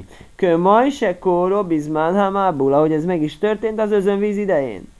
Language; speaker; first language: Hungarian; native; Hungarian